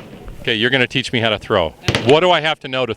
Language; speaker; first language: English; native; English